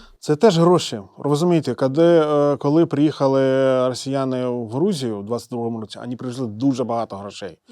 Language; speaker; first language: Ukrainian; non-native, local second language; Russian